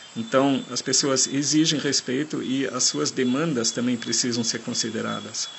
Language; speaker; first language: Portuguese; non-native, fluent; German